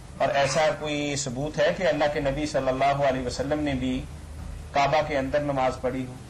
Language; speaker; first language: Urdu; non-native, local second language; Punjabi